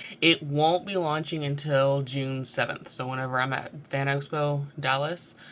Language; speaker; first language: English; native; English